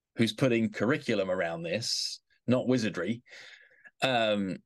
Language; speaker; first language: English; native; English